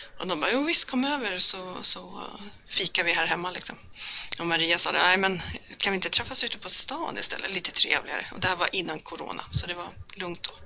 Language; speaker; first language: Swedish; native; Swedish